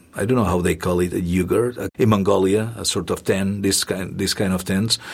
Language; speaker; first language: English; non-native, fluent; Spanish